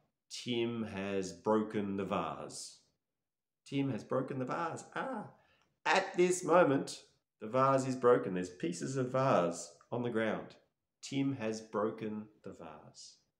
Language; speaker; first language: English; native; English